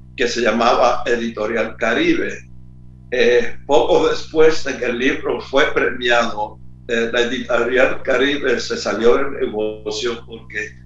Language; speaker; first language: Spanish; native; Spanish